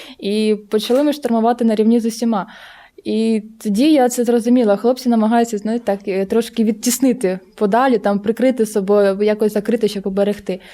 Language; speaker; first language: Ukrainian; non-native, local second language; Russian